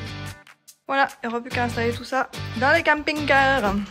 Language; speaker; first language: French; native; French